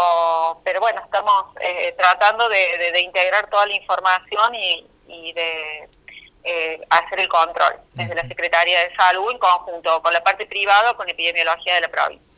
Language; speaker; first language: Spanish; native; Spanish